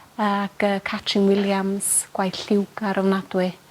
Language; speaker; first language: Welsh; native; Welsh